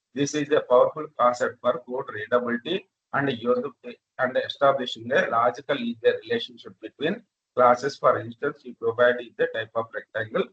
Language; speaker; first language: English; non-native, local second language; Telugu